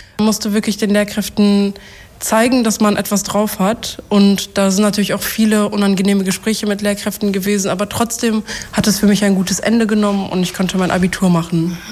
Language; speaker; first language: German; early bilingual, other home language; Kurdish